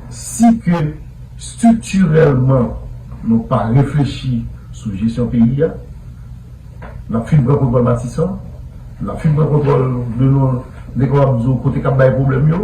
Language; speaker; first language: Haitian Creole; native; Haitian Creole